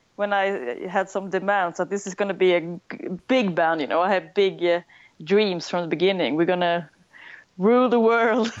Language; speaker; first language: English; non-native, fluent; Swedish